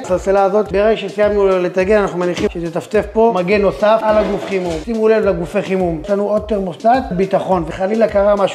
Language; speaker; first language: Hebrew; native; Hebrew